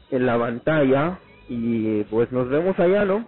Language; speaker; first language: Spanish; non-native, fluent; Arabic